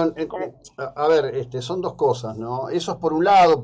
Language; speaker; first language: Spanish; native; Spanish